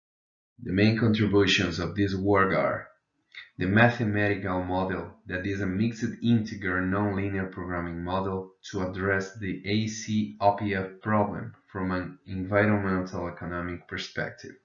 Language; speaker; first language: English; non-native, fluent; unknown